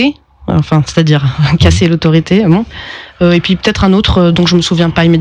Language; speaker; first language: French; native; French